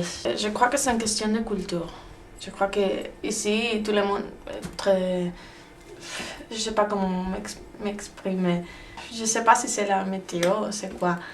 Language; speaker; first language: French; non-native, learner; Spanish